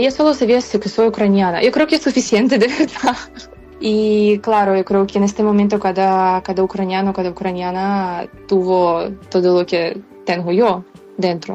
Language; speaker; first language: Spanish; non-native, fluent; Ukrainian